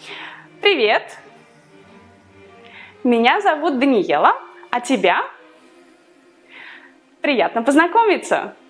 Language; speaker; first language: Russian; non-native, fluent; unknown